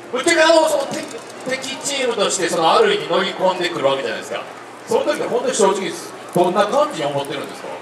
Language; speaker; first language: Japanese; native; Japanese